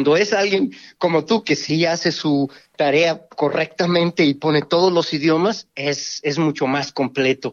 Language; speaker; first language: Spanish; native; Spanish